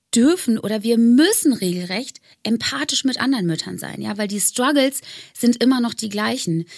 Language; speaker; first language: German; native; German